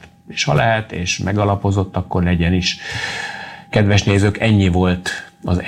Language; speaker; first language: Hungarian; native; Hungarian